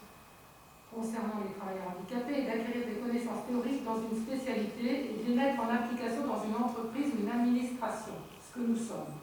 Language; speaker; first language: French; native; French